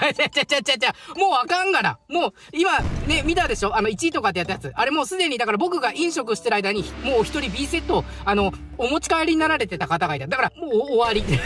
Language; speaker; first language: Japanese; native; Japanese